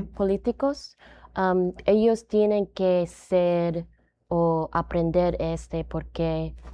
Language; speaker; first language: Spanish; non-native, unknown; English